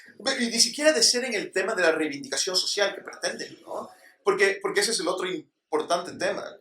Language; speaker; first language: Spanish; native; Spanish